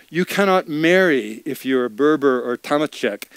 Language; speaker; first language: English; native; English